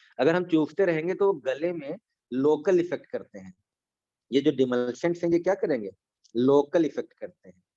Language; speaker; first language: Hindi; native; Hindi